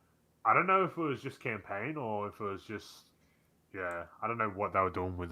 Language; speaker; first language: English; native; English